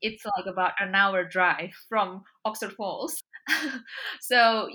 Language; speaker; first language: English; non-native, fluent; Indonesian